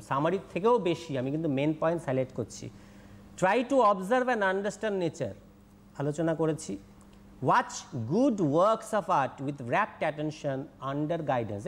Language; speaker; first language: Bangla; native; Bangla